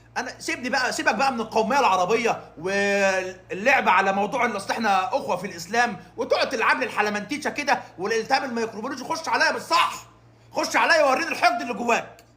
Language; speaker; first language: Arabic; native; Arabic